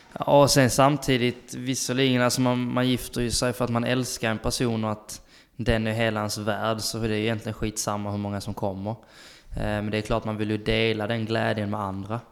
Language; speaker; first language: Swedish; native; Swedish